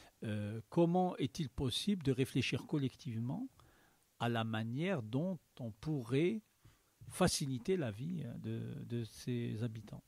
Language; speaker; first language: French; native; French